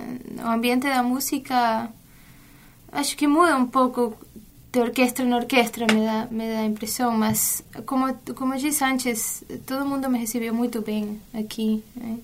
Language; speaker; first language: Portuguese; non-native, fluent; Spanish